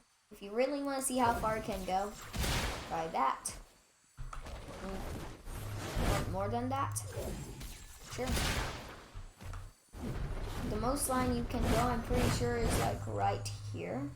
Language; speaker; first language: English; native; English